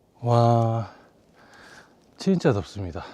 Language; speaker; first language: Korean; native; Korean